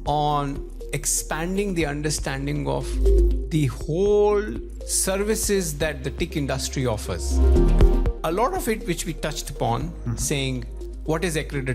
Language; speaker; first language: English; non-native, local second language; Punjabi